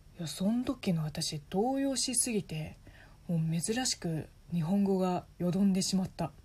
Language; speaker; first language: Japanese; non-native, fluent; Chinese